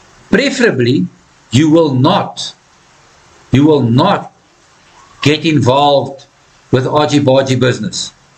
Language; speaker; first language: English; non-native, local second language; Afrikaans